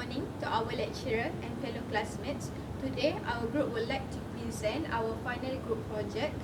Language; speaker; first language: English; non-native, learner; Malay